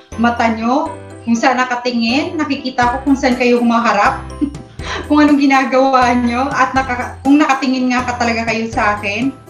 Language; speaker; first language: Filipino; non-native, local second language; Waray